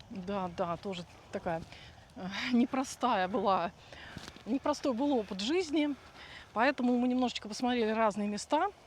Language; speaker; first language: Russian; native; Russian